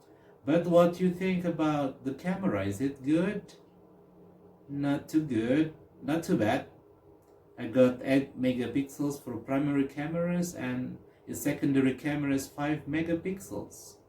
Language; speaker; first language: English; non-native, fluent; Indonesian